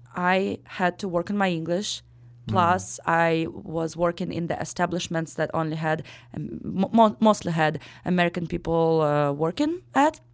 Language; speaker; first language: English; non-native, fluent; Ukrainian